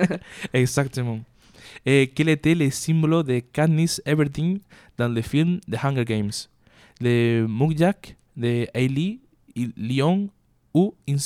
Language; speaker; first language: French; non-native, learner; Spanish